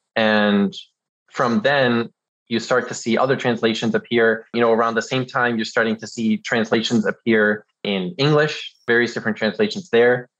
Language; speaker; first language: English; early bilingual, other home language; German